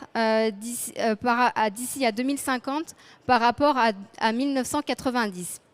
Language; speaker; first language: French; native; French